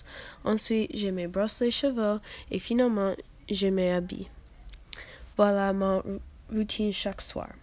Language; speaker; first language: French; non-native, learner; English